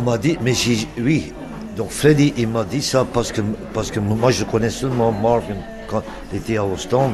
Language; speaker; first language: French; non-native, local second language; Dutch